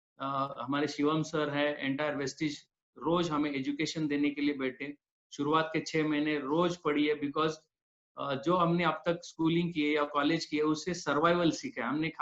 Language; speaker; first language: Hindi; non-native, local second language; Marathi